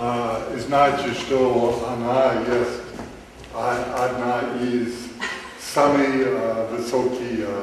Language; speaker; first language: Russian; non-native, learner; English